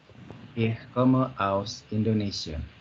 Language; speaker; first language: German; non-native, learner; Indonesian